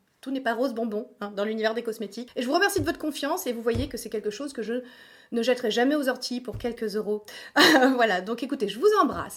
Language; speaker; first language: French; native; French